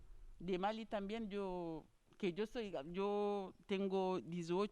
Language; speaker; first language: Spanish; non-native, learner; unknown